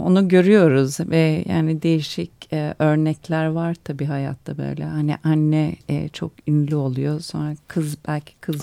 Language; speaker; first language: Turkish; early bilingual, heritage; Turkish